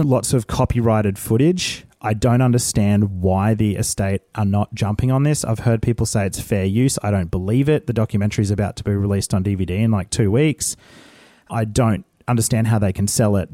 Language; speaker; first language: English; native; English